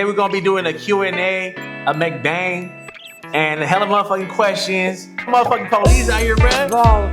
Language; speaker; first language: English; native; English